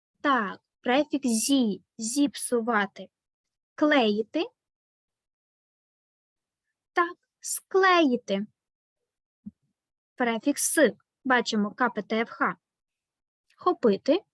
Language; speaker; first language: Ukrainian; native; Ukrainian